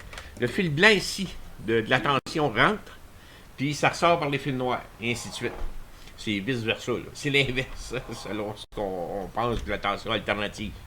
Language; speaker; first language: French; native; French